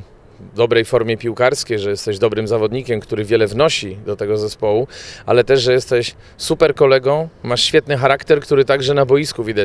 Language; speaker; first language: Polish; native; Polish